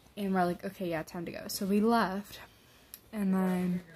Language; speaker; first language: English; native; English